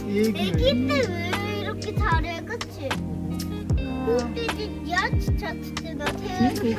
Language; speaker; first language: Korean; early bilingual, other home language; Mongolian